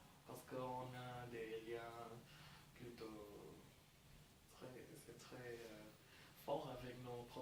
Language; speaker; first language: French; non-native, fluent; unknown